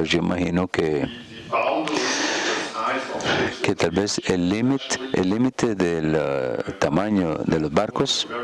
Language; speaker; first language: Spanish; non-native, fluent; German